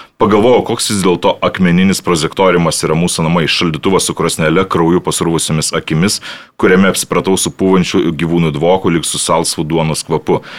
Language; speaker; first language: Lithuanian; native; Lithuanian